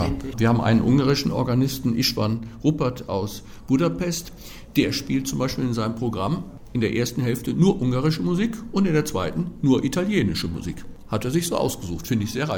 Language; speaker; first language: German; native; German